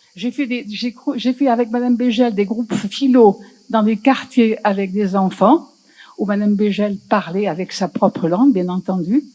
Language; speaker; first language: French; native; French